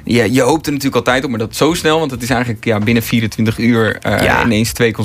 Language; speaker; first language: Dutch; native; Dutch